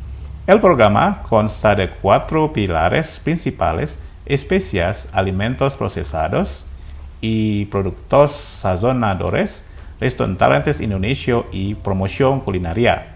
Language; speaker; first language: Spanish; non-native, fluent; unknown